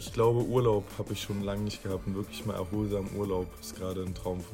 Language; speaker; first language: German; native; German